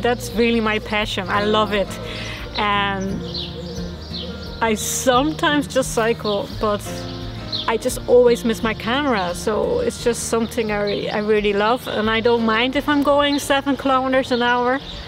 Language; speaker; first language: English; non-native, fluent; Dutch